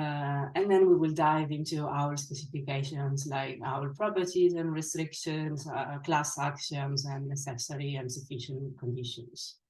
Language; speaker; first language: English; non-native, fluent; Italian